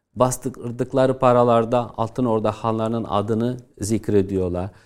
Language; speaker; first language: Turkish; non-native, fluent; Tatar